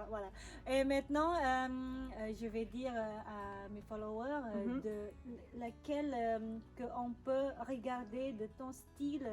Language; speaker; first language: French; non-native, learner; Indonesian